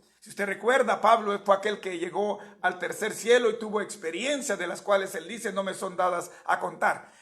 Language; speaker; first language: Spanish; native; Spanish